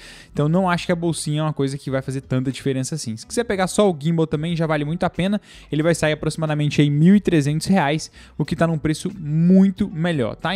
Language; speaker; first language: Portuguese; native; Portuguese